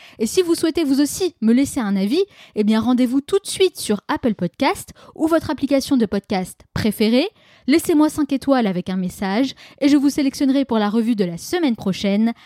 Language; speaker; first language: French; native; French